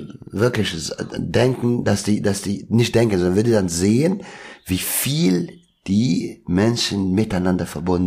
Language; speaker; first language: German; non-native, local second language; Albanian